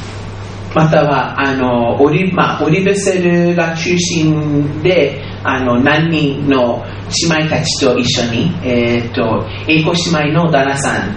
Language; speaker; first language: Japanese; non-native, fluent; English